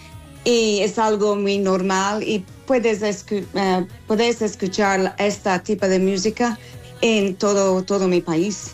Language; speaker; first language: Spanish; non-native, learner; English